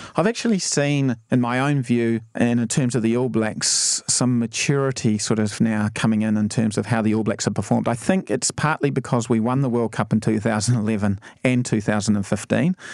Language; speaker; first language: English; native; English